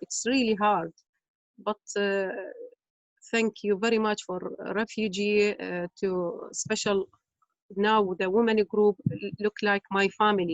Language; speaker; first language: English; non-native, learner; Arabic